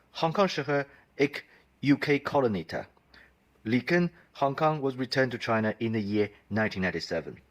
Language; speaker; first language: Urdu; non-native, fluent; Chinese